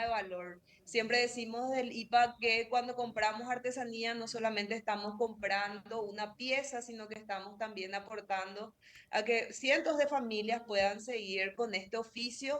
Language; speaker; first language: Spanish; native; Spanish